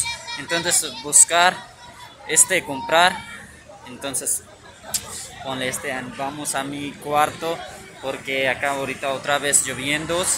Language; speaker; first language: Spanish; non-native, learner; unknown